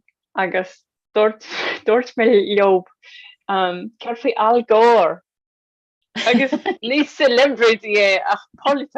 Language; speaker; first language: Irish; non-native, learner; English